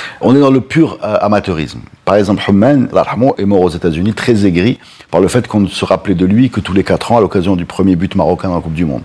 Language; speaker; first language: French; non-native, local second language; Arabic